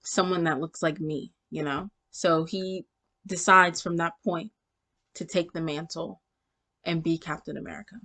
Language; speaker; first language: English; native; English